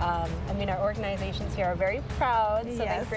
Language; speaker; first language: English; early bilingual, other home language; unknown